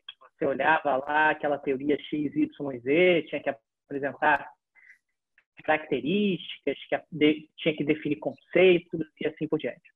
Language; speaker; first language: Portuguese; native; Portuguese